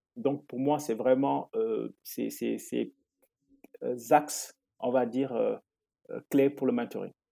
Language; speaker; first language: French; non-native, local second language; Wolof